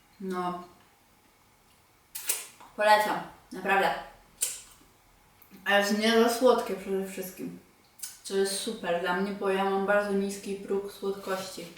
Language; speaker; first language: Polish; native; Polish